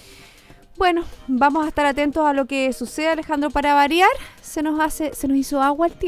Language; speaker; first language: Spanish; native; Spanish